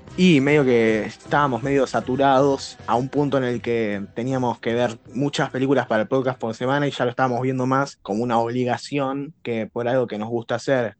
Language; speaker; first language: Spanish; native; Spanish